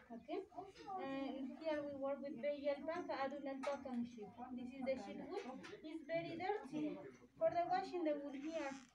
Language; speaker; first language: English; non-native, learner; Spanish